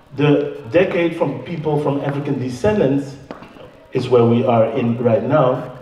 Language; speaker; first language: English; non-native, fluent; Dutch